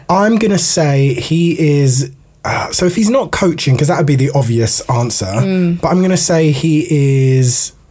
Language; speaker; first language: English; native; English